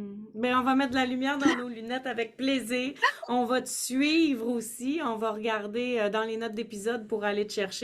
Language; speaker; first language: French; native; French